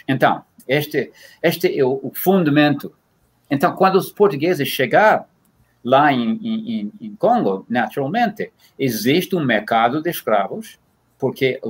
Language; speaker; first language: Portuguese; non-native, fluent; English